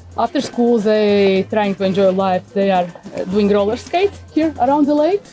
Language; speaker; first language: English; non-native, fluent; Latvian